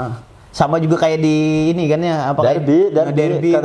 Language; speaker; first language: Indonesian; native; Indonesian